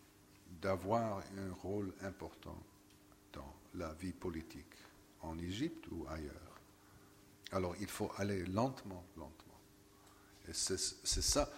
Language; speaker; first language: French; non-native, fluent; English